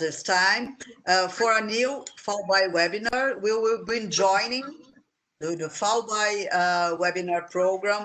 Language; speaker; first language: English; non-native, fluent; Portuguese